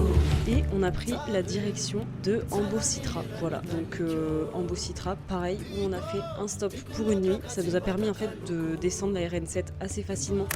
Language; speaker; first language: French; native; French